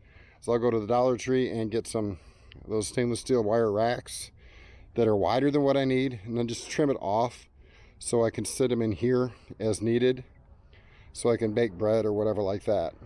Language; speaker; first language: English; native; English